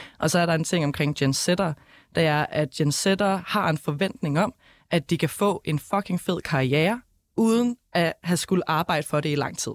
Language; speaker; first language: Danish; native; Danish